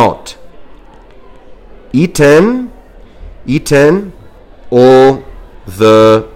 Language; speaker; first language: English; non-native, fluent; Spanish